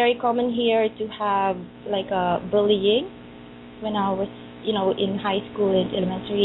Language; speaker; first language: English; non-native, local second language; Filipino